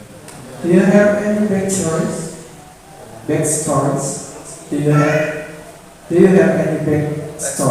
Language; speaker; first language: English; non-native, learner; Indonesian